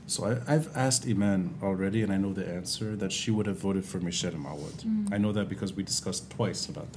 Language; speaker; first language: English; non-native, local second language; Arabic